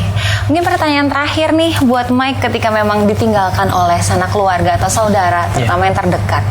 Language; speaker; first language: Indonesian; native; Indonesian